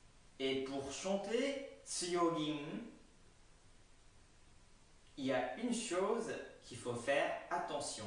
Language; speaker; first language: French; non-native, fluent; Japanese